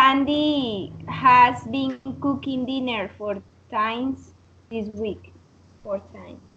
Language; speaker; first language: English; non-native, learner; Spanish